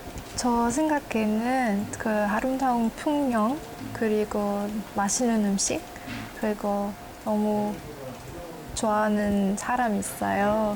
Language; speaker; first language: Korean; non-native, learner; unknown